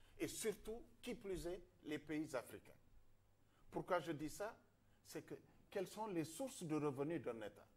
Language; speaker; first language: French; non-native, local second language; Wolof